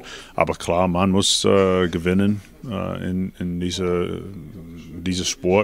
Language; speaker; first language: German; non-native, learner; English